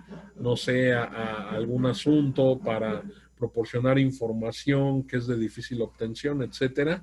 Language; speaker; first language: Spanish; native; Spanish